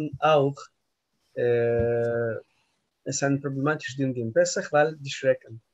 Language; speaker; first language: German; non-native, learner; Russian